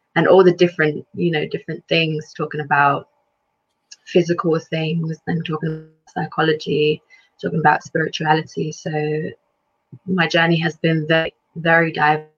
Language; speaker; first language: English; early bilingual, other home language; Lithuanian